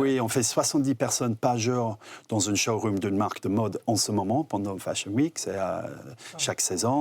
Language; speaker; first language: French; non-native, fluent; English